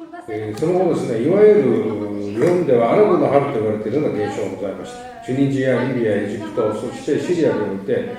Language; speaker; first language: Japanese; native; Japanese